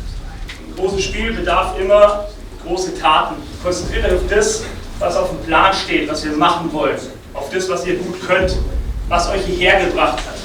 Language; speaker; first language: German; native; German